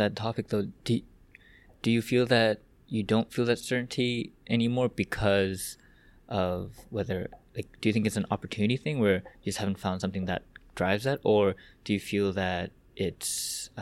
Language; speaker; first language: English; early bilingual, other home language; Korean